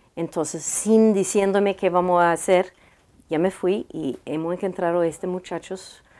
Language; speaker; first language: Spanish; non-native, learner; English